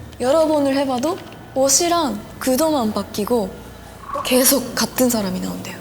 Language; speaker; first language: Korean; non-native, fluent; Japanese